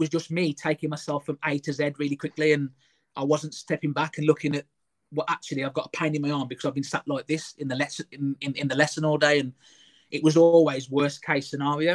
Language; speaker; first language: English; native; English